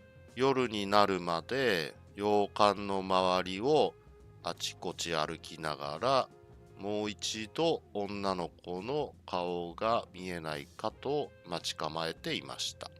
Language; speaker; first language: Japanese; non-native, learner; English